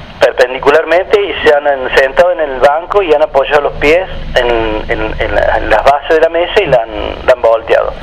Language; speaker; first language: Spanish; native; Spanish